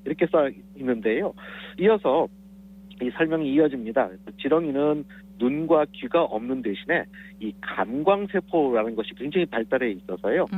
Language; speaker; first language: Korean; native; Korean